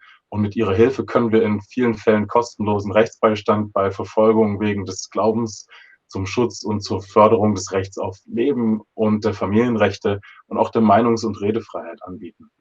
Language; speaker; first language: German; native; German